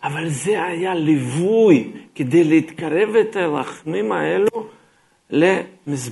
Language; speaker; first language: Hebrew; non-native, fluent; Russian